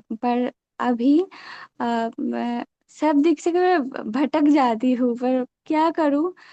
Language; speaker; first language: Hindi; non-native, local second language; Bangla